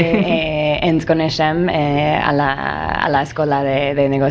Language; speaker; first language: Catalan; non-native, learner; English